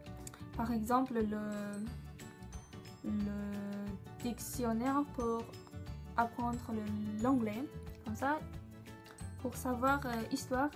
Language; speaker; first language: French; non-native, learner; Japanese